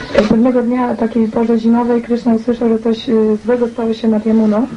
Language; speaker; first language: Russian; non-native, learner; Polish